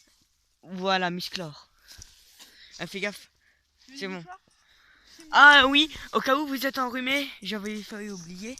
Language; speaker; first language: French; native; French